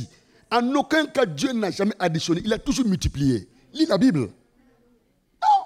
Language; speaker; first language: French; non-native, local second language; Mossi